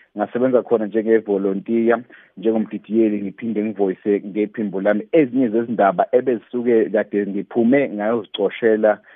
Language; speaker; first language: Zulu; native; Zulu